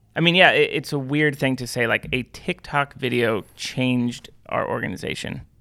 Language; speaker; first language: English; native; English